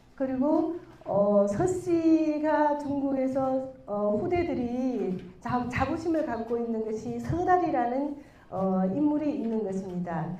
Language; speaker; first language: Korean; non-native, fluent; Chinese